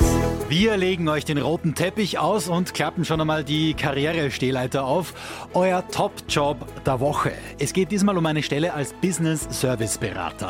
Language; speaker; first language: German; native; German